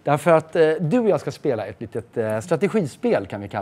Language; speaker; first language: Swedish; native; Swedish